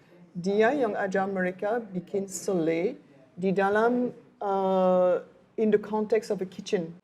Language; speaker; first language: Indonesian; non-native, learner; French